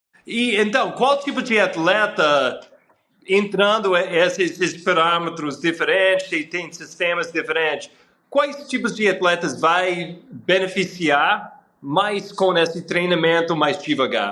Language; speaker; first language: Portuguese; non-native, fluent; English